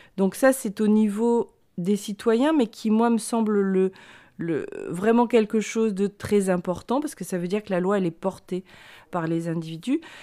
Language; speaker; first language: French; native; French